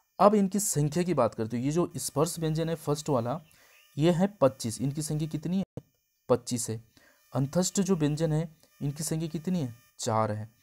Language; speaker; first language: Hindi; native; Hindi